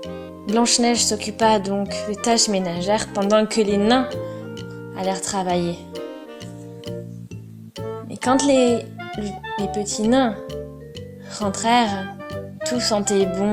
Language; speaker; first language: French; non-native, fluent; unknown